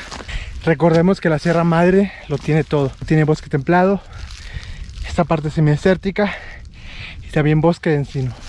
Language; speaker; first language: Spanish; native; Spanish